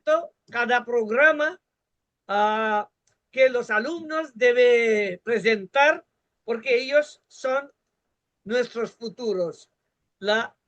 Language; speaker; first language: Spanish; non-native, fluent; Bangla